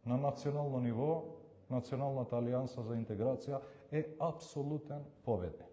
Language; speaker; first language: Macedonian; non-native, local second language; Albanian